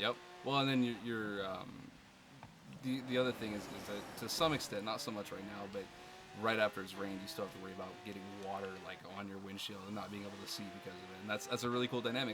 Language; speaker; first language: English; native; English